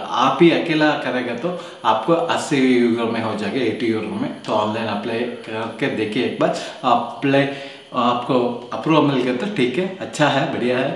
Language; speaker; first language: Hindi; non-native, local second language; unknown